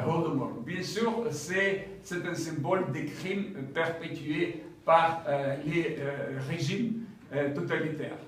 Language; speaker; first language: French; non-native, fluent; Ukrainian